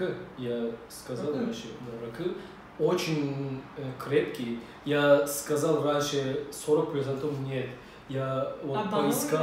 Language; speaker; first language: Russian; non-native, learner; Turkish